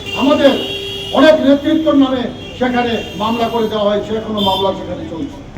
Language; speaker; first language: Bangla; native; Bangla